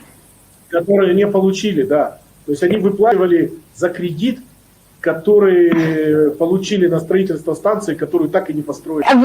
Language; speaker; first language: Russian; native; Russian